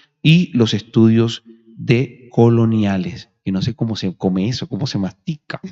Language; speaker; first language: Spanish; native; Spanish